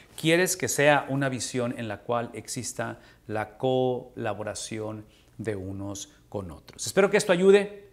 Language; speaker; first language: Spanish; native; Spanish